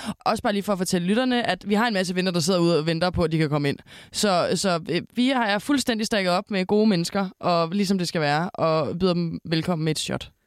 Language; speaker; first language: Danish; native; Danish